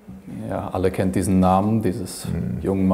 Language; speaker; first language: German; native; German